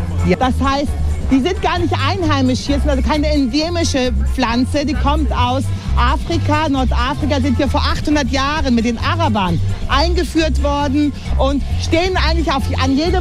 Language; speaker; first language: German; native; German